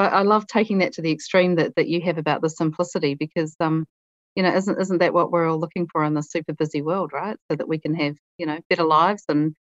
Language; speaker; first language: English; native; English